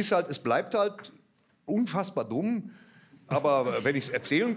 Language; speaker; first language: German; native; German